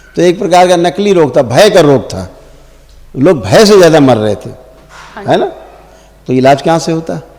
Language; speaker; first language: Hindi; native; Hindi